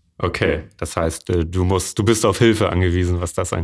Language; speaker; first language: German; native; German